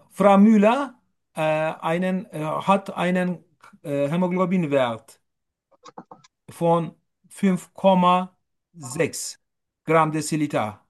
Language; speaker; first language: German; non-native, learner; Turkish